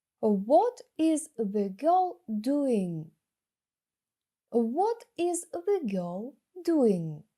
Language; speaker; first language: English; non-native, fluent; Ukrainian